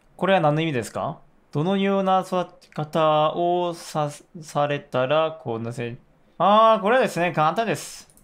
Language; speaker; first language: Japanese; non-native, fluent; Korean